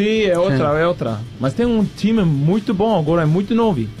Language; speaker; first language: Portuguese; non-native, fluent; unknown